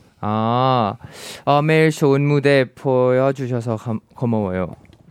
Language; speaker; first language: Korean; non-native, fluent; Thai